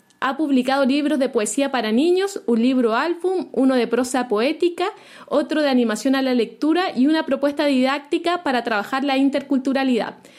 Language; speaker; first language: Spanish; native; Spanish